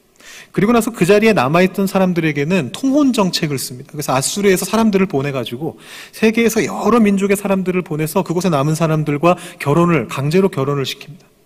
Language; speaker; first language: Korean; native; Korean